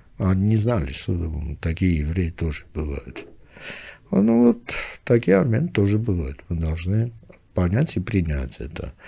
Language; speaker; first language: Russian; non-native, local second language; Armenian